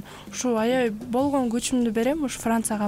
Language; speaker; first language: Kyrgyz; native; Kyrgyz